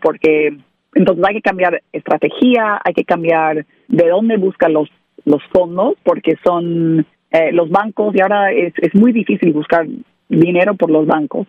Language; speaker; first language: Spanish; non-native, learner; English